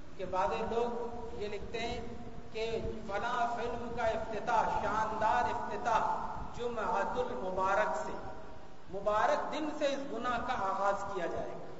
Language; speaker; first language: Urdu; native; Urdu